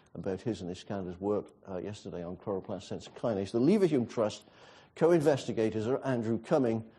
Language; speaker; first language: English; native; English